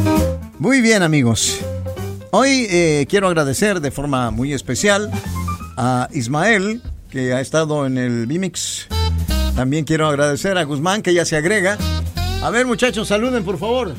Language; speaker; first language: Spanish; native; Spanish